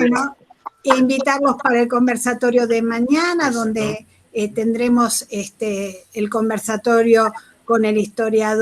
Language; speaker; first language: Spanish; native; Spanish